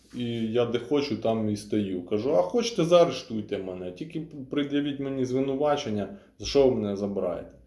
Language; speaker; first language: Ukrainian; non-native, local second language; Russian